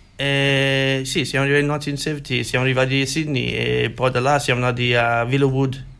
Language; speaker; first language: Italian; early bilingual, heritage; Italian